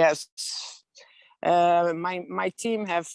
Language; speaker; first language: English; non-native, learner; Dutch